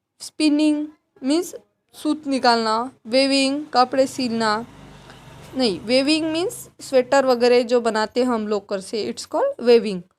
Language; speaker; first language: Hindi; non-native, local second language; Marathi